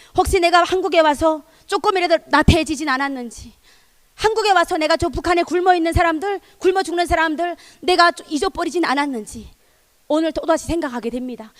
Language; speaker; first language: Korean; native; Korean